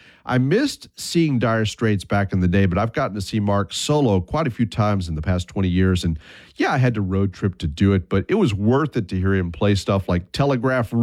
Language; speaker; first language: English; native; English